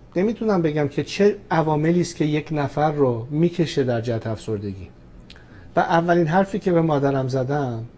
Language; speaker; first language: Persian; native; Persian